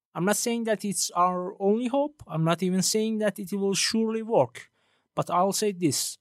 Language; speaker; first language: English; non-native, fluent; Persian